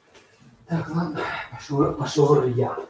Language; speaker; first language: Russian; native; Russian